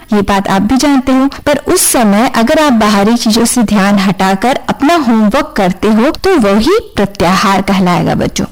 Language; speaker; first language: Hindi; native; Hindi